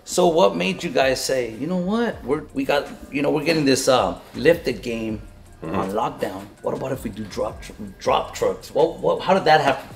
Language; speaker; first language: English; early bilingual, other home language; Spanish